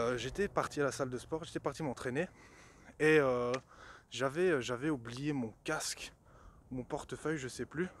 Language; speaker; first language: French; native; French